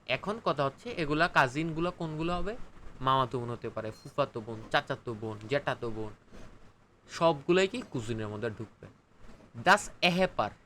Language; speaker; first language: Bangla; native; Bangla